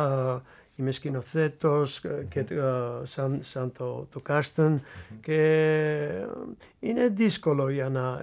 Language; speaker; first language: Greek; non-native, learner; Dutch